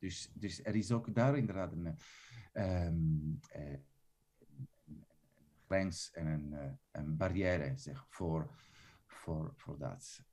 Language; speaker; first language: Dutch; non-native, fluent; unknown